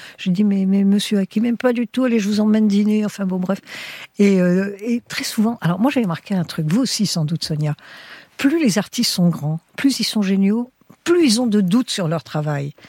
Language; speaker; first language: French; early bilingual, heritage; French